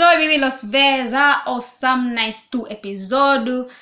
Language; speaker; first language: Serbian; non-native, learner; Swahili